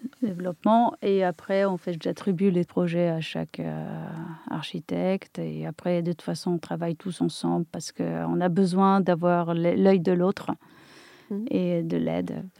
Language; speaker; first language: French; non-native, fluent; Polish